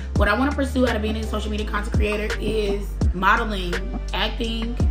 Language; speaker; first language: English; native; English